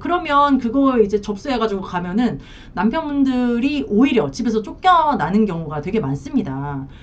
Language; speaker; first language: Korean; native; Korean